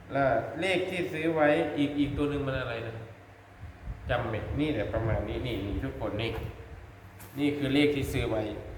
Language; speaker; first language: Thai; non-native, local second language; Northeastern Thai